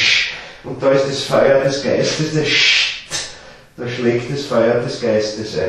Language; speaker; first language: German; native; German